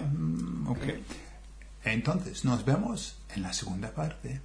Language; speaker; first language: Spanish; non-native, fluent; English